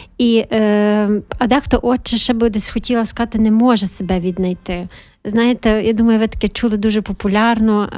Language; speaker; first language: Ukrainian; native; Ukrainian